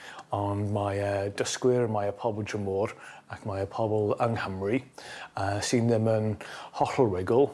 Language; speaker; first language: Welsh; non-native, fluent; English